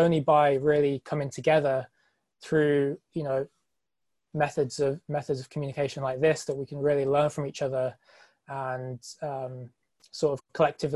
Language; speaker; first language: English; native; English